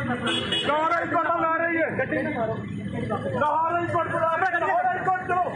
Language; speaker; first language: Hindi; non-native, local second language; Punjabi